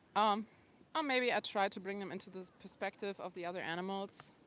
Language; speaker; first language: English; non-native, fluent; German